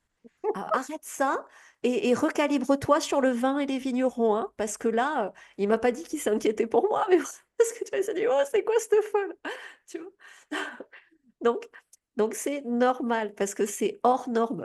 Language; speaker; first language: French; native; French